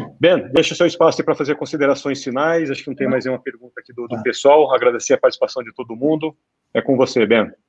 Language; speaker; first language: Portuguese; native; Portuguese